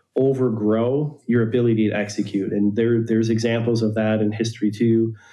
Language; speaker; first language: English; native; English